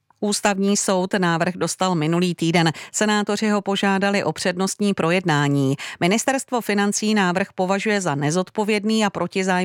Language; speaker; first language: Czech; native; Czech